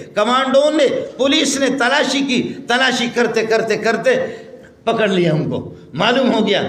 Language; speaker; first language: Urdu; non-native, local second language; Baluchi